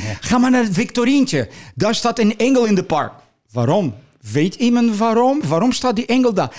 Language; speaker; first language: Dutch; non-native, fluent; Portuguese